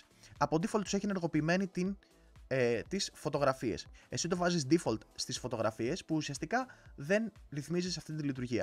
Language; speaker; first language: Greek; native; Greek